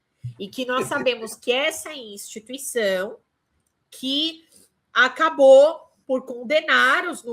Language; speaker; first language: Portuguese; native; Portuguese